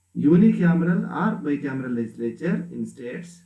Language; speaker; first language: English; non-native, local second language; Kannada